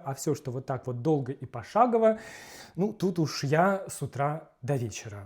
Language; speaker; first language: Russian; native; Russian